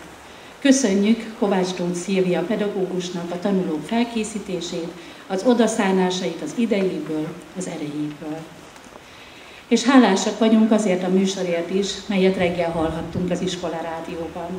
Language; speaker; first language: Hungarian; native; Hungarian